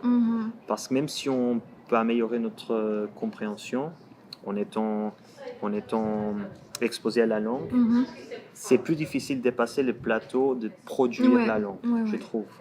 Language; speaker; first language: French; non-native, fluent; Portuguese